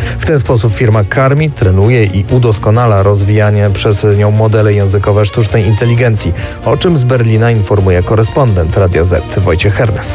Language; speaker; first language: Polish; native; Polish